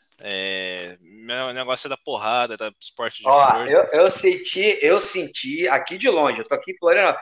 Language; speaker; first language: Portuguese; native; Portuguese